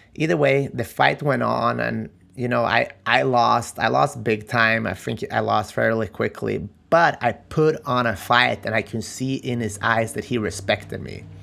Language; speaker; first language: English; non-native, fluent; Macedonian